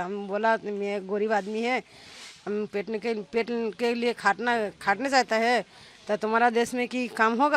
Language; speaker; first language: Hindi; non-native, learner; Bangla